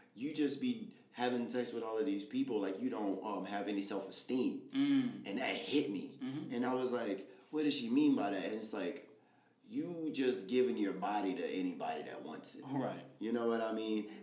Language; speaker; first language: English; native; English